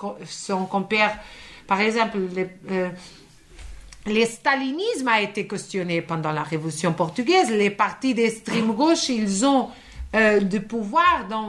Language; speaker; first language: French; non-native, fluent; Portuguese